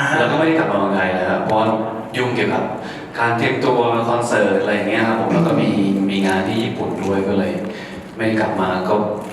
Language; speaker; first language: Thai; early bilingual, heritage; Thai